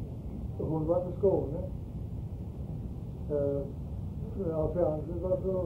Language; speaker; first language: Swedish; early bilingual, heritage; Swedish